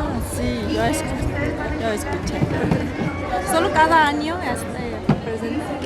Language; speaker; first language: Spanish; non-native, learner; Korean